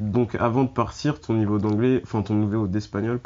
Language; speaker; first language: French; native; French